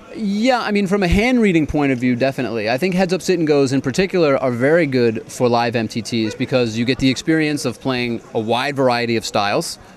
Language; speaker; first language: English; native; English